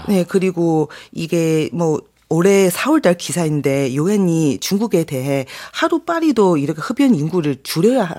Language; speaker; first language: Korean; non-native, fluent; Chinese